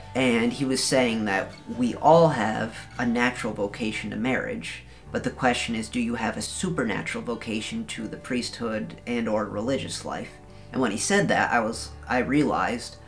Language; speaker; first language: English; native; English